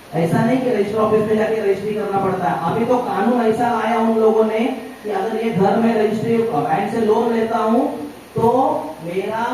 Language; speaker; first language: Hindi; non-native, local second language; Marathi